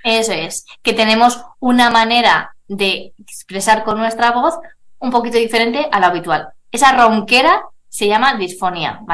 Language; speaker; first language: Spanish; native; Spanish